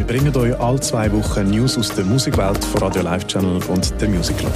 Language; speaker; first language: German; native; German